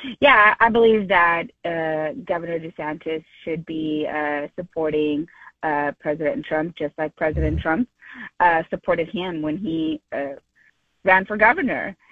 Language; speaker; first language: English; early bilingual, other home language; Spanish